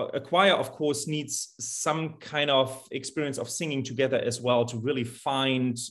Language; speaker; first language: English; non-native, fluent; German